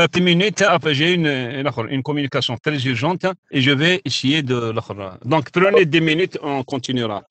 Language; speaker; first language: French; non-native, local second language; Arabic